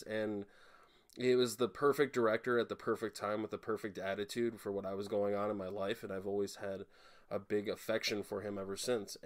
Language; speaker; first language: English; native; English